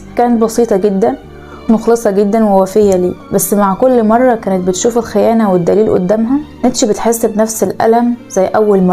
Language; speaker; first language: Arabic; native; Arabic